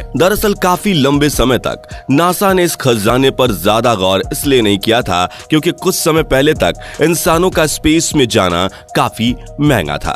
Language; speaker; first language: Hindi; native; Hindi